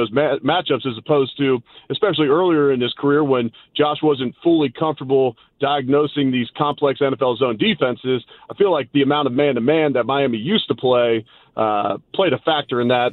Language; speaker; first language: English; native; English